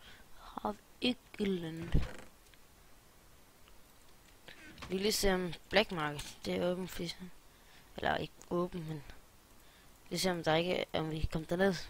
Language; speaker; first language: Danish; native; Danish